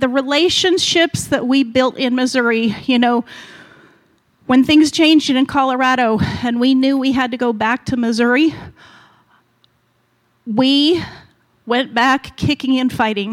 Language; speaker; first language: English; native; English